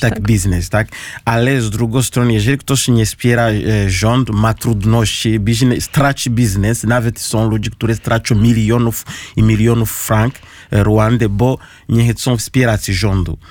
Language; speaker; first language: Polish; non-native, learner; Kinyarwanda